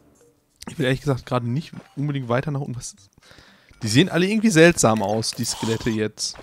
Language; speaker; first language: German; native; German